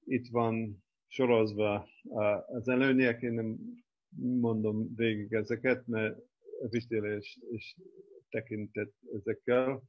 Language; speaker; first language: Hungarian; non-native, fluent; English